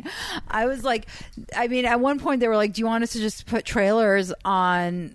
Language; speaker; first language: English; non-native, fluent; Persian